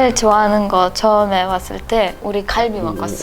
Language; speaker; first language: Korean; non-native, learner; Russian